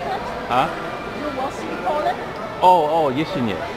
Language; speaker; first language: Polish; non-native, learner; English